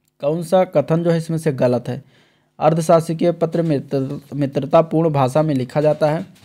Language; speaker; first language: Hindi; native; Hindi